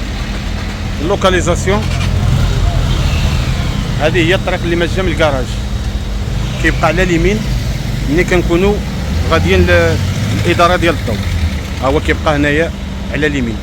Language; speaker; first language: Arabic; native; Arabic